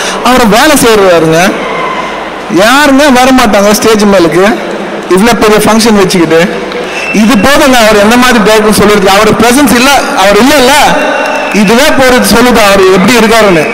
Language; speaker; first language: Tamil; non-native, local second language; Telugu